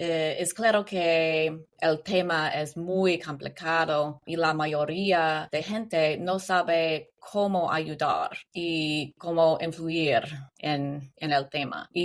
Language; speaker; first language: Spanish; non-native, learner; English